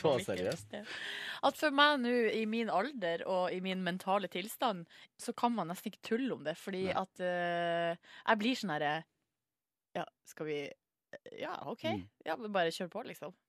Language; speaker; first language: Norwegian; native; Norwegian